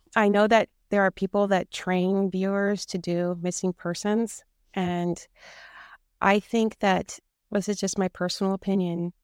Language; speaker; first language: English; native; English